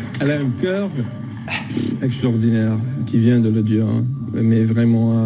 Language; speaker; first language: French; non-native, learner; English